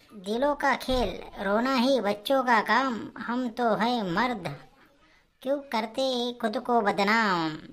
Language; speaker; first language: Hindi; non-native, local second language; Marathi